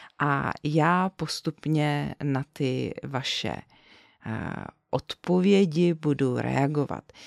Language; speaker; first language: Czech; native; Czech